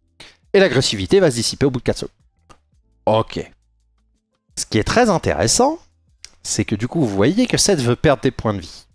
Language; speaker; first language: French; native; French